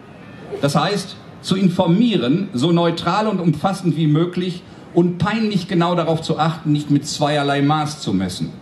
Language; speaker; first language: German; native; German